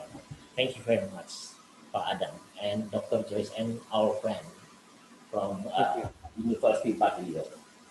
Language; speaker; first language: English; non-native, learner; Indonesian